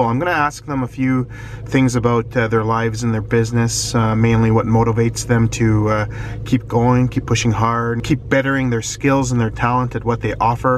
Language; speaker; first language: English; native; English